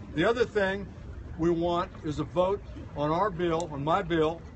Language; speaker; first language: English; native; English